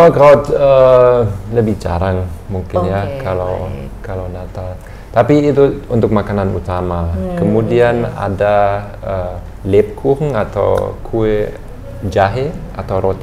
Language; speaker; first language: Indonesian; non-native, fluent; German